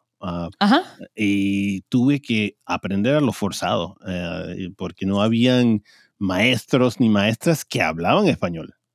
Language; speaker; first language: Spanish; early bilingual, heritage; Spanish